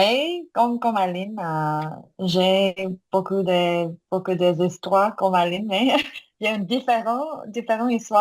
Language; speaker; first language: French; non-native, learner; Korean